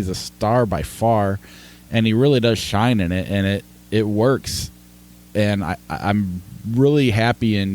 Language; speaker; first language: English; native; English